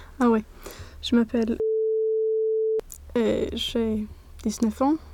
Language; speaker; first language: French; non-native, learner; Swedish